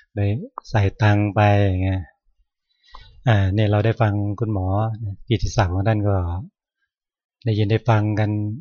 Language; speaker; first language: Thai; native; Thai